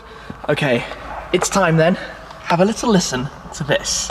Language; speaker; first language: English; native; English